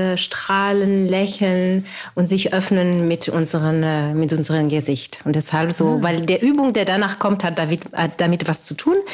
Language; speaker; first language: German; non-native, fluent; French